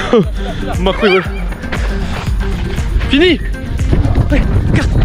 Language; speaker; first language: French; native; French